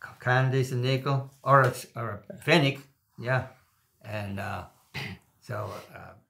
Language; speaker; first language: English; non-native, local second language; Swiss German